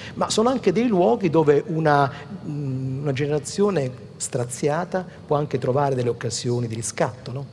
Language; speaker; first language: Italian; native; Italian